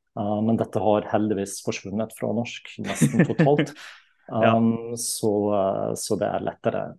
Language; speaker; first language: Norwegian; non-native, fluent; German